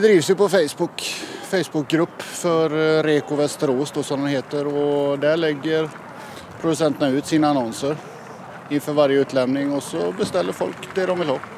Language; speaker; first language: Swedish; native; Swedish